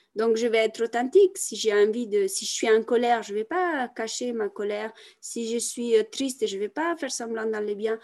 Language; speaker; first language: French; non-native, fluent; Italian